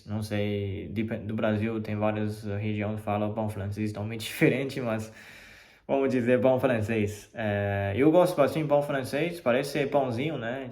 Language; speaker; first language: Portuguese; non-native, fluent; Chinese